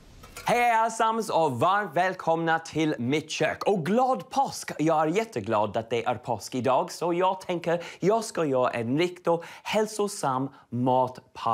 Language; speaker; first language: Swedish; non-native, learner; English